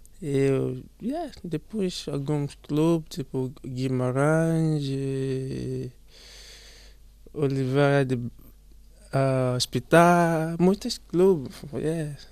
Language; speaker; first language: Portuguese; non-native, learner; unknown